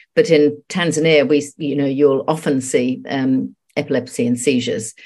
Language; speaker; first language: English; native; English